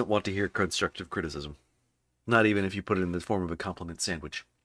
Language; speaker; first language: English; native; English